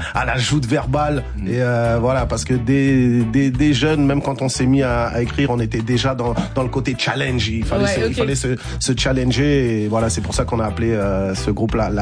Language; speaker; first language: French; native; French